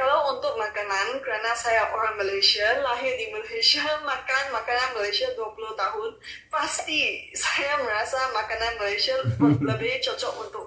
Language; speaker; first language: Indonesian; non-native, local second language; Malay